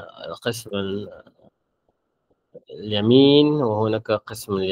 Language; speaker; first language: Arabic; non-native, fluent; Malay